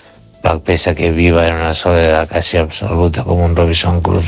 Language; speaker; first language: Spanish; native; Spanish